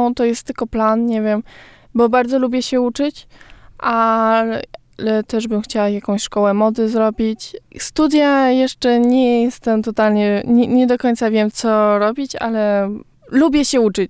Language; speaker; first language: Polish; early bilingual, heritage; Polish